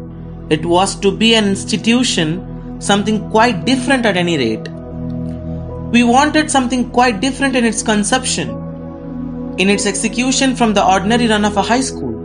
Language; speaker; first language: English; non-native, local second language; Tamil